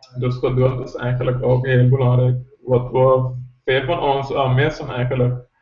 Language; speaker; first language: Dutch; non-native, local second language; Papiamento